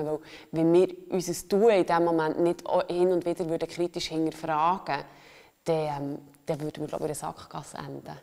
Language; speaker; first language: German; native; German